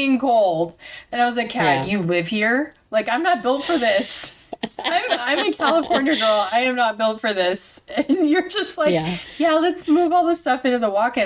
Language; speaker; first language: English; early bilingual, other home language; Korean